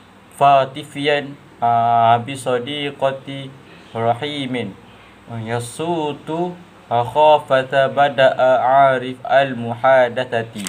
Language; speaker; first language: Arabic; non-native, learner; Malay